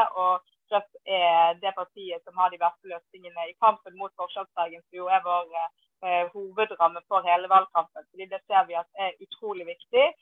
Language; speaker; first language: Norwegian; native; Norwegian